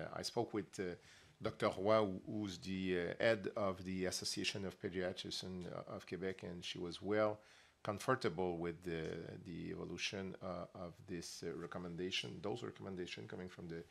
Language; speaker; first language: English; non-native, fluent; French